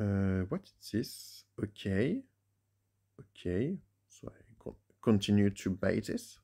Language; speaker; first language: English; non-native, learner; French